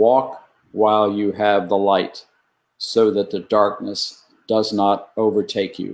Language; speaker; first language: English; native; English